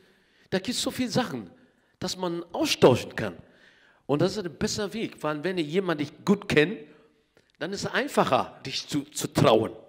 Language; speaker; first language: German; non-native, learner; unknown